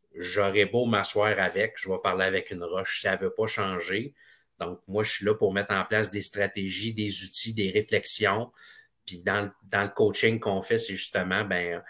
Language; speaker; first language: French; native; French